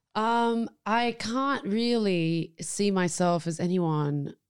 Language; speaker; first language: English; non-native, fluent; Arabic